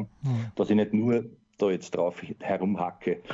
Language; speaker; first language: German; native; German